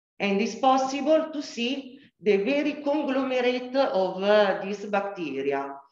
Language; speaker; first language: English; non-native, learner; Italian